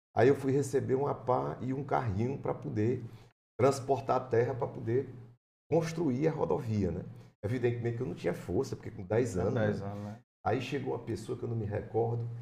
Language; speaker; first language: Portuguese; native; Portuguese